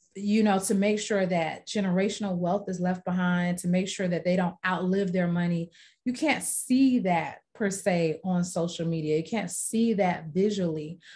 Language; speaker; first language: English; native; English